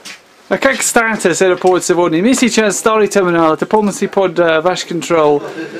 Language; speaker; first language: Russian; non-native, learner; English